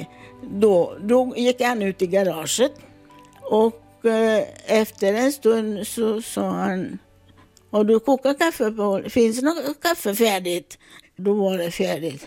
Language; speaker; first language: Swedish; non-native, fluent; Italian